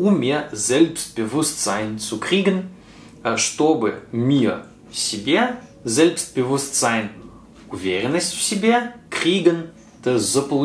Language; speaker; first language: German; non-native, fluent; Russian